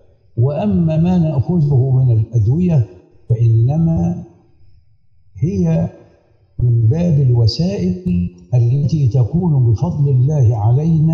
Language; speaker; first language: Arabic; native; Arabic